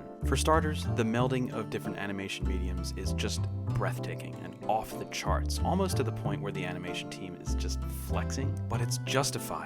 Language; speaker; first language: English; native; English